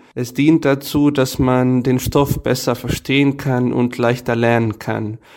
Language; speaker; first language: German; non-native, fluent; Serbian